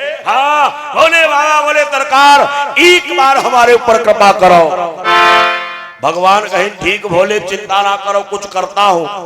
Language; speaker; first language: Hindi; native; Hindi